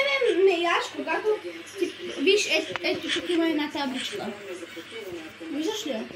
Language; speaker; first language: Bulgarian; native; Bulgarian